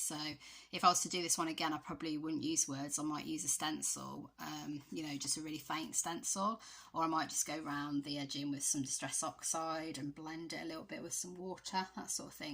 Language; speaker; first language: English; native; English